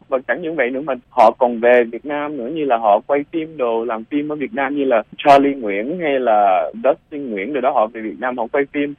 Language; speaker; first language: Vietnamese; early bilingual, other home language; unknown